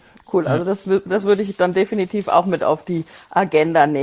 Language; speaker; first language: German; native; German